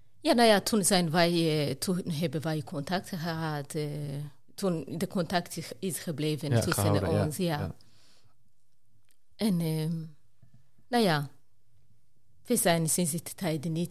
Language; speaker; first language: Dutch; non-native, fluent; Rundi